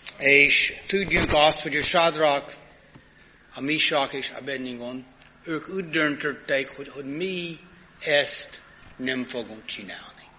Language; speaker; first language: Hungarian; non-native, learner; English